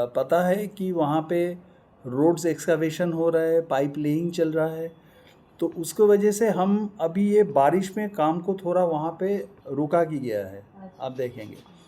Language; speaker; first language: Hindi; non-native, local second language; Bangla